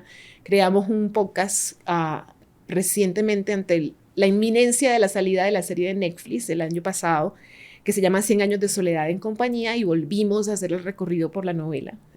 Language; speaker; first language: Spanish; native; Spanish